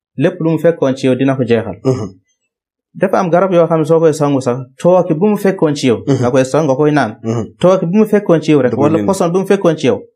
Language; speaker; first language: Wolof; non-native, local second language; Fula